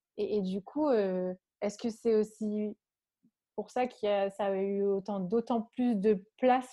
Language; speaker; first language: French; native; French